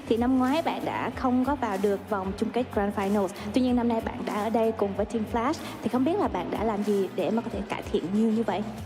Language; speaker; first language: Vietnamese; native; Vietnamese